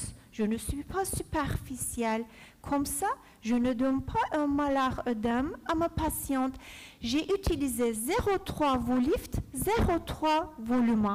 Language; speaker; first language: French; non-native, fluent; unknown